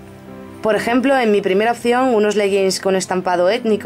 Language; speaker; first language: Spanish; native; Spanish